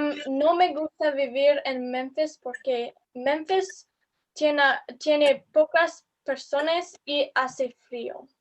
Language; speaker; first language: Spanish; non-native, learner; English